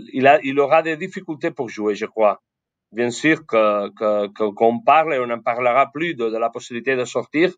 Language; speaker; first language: French; non-native, fluent; Spanish